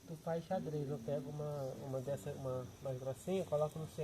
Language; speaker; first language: Portuguese; native; Portuguese